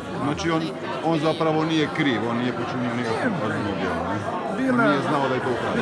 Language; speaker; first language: Serbian; native; Serbian